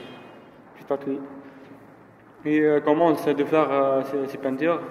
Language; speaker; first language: French; non-native, learner; Arabic